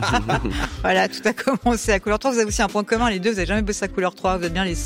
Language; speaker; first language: French; native; French